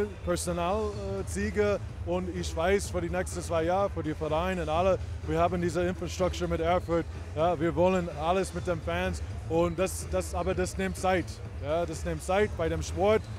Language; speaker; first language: German; non-native, learner; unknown